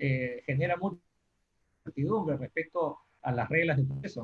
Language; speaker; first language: Spanish; native; Spanish